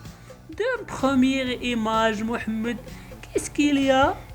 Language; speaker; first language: French; non-native, local second language; Arabic